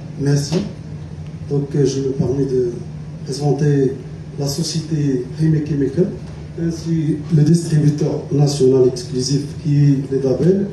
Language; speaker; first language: French; non-native, local second language; Arabic